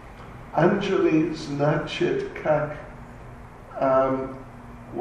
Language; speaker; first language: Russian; non-native, learner; English